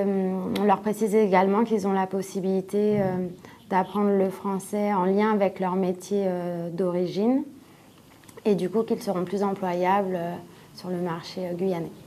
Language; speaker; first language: French; native; French